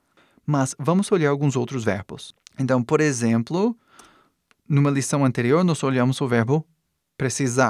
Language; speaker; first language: Portuguese; non-native, fluent; English